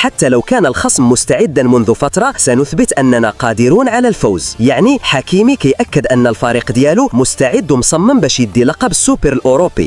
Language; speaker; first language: Arabic; native; Arabic